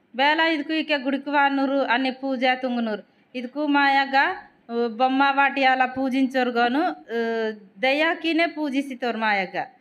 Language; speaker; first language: Telugu; non-native, local second language; Koya